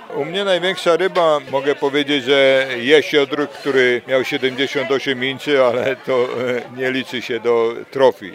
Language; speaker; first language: Polish; native; Polish